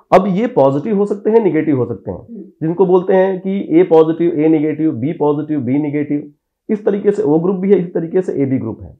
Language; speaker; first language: Hindi; native; Hindi